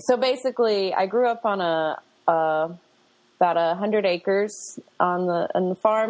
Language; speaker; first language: English; native; English